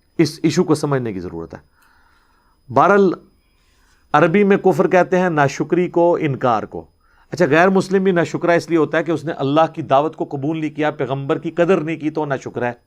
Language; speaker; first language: Urdu; non-native, local second language; Punjabi